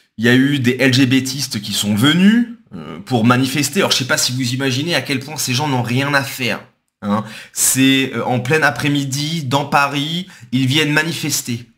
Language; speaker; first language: French; native; French